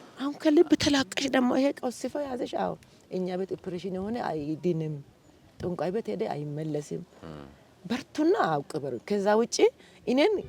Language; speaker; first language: Amharic; non-native, local second language; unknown